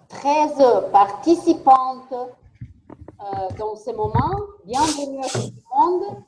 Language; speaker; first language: French; non-native, fluent; Italian